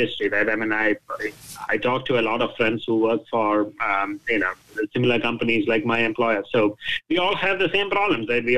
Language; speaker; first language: English; non-native, local second language; Malayalam